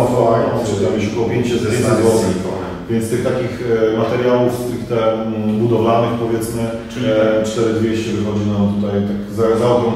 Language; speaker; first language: Polish; native; Polish